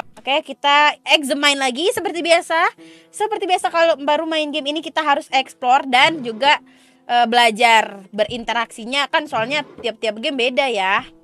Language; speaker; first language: Indonesian; non-native, local second language; Minangkabau